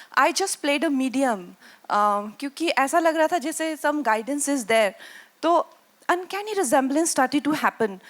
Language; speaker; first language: Hindi; native; Hindi